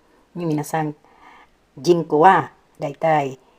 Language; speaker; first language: Japanese; non-native, learner; Filipino